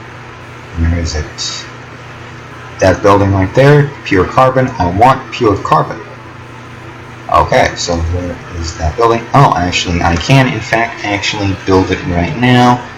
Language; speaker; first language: English; native; English